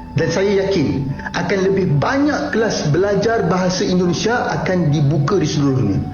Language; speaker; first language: Malay; native; Malay